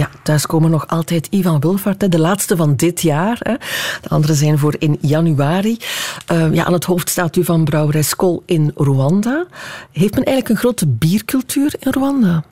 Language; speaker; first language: Dutch; native; Dutch